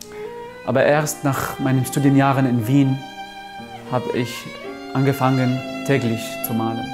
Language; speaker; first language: German; non-native, fluent; Arabic